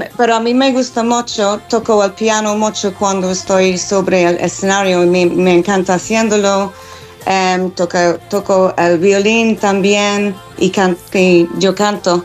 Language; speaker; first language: Spanish; non-native, fluent; English